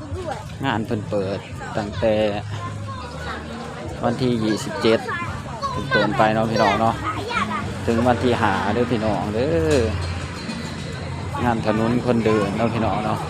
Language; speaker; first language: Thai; non-native, local second language; Northeastern Thai